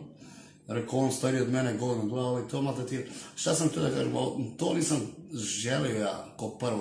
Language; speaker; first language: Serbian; non-native, local second language; Romany